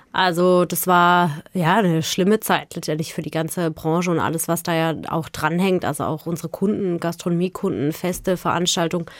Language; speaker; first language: German; native; German